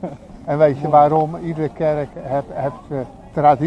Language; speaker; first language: Dutch; native; Dutch